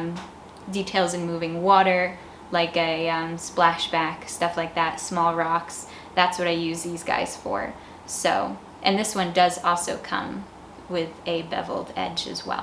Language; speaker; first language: English; native; English